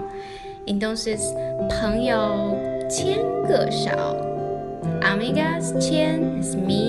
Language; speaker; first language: Spanish; non-native, learner; Chinese